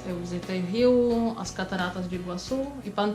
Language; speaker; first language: Portuguese; non-native, fluent; Czech